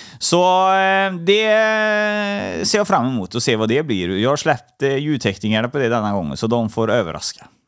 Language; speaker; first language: Swedish; native; Swedish